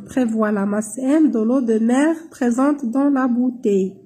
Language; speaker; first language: French; non-native, local second language; Arabic